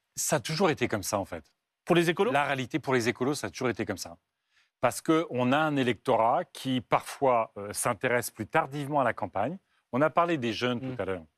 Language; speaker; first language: French; native; French